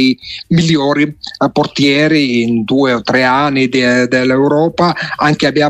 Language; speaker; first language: Italian; non-native, fluent; Georgian